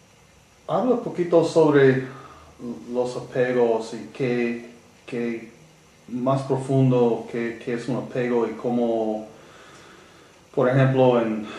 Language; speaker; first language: Spanish; non-native, learner; English